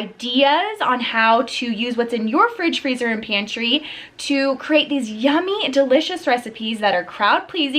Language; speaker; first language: English; native; English